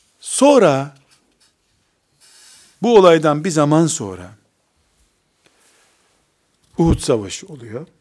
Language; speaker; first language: Turkish; native; Turkish